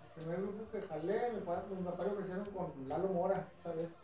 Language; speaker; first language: Spanish; native; Spanish